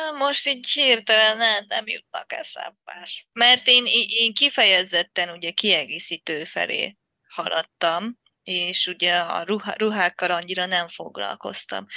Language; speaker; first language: Hungarian; non-native, fluent; Japanese